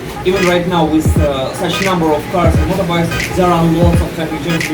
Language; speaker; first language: English; non-native, learner; Russian